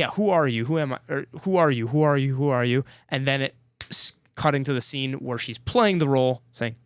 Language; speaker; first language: English; native; English